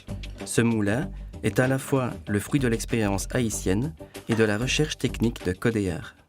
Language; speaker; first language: French; native; French